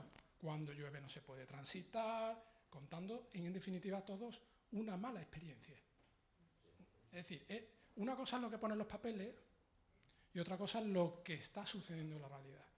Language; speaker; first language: Spanish; native; Spanish